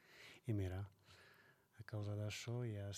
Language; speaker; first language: Catalan; non-native, learner; Arabic